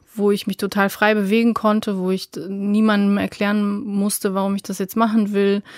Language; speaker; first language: German; early bilingual, other home language; Romanian